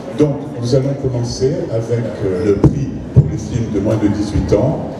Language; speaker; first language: French; native; French